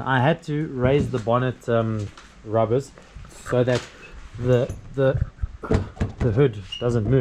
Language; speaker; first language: English; native; English